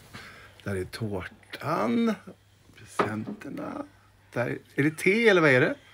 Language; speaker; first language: Swedish; native; Swedish